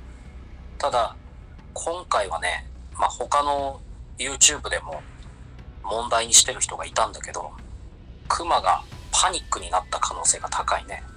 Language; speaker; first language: Japanese; native; Japanese